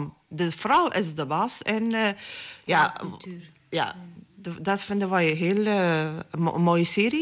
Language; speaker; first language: Dutch; non-native, learner; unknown